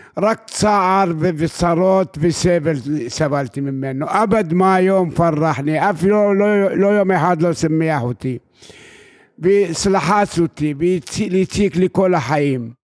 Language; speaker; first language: Hebrew; non-native, fluent; Arabic